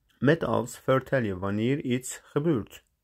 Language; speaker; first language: Dutch; non-native, learner; Turkish